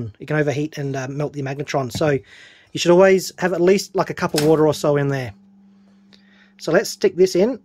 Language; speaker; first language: English; native; English